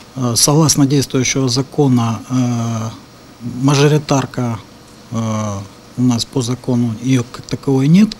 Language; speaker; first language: Russian; native; Russian